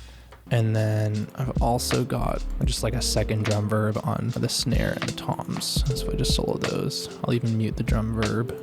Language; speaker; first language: English; native; English